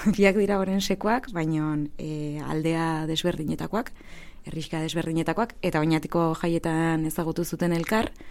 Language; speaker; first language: Basque; non-native, local second language; Spanish